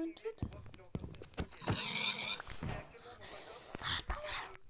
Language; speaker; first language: French; native; French